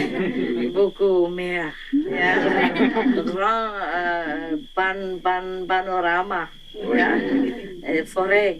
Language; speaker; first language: French; non-native, learner; Vietnamese